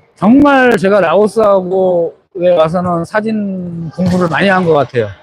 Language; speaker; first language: Korean; native; Korean